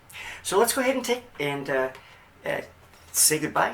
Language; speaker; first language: English; native; English